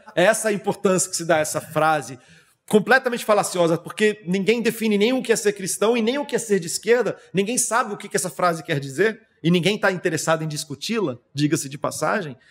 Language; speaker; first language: Portuguese; non-native, fluent; German